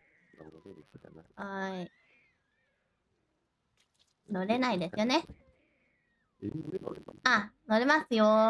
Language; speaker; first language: Japanese; non-native, learner; Thai